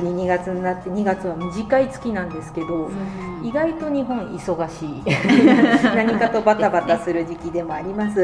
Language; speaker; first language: Japanese; native; Japanese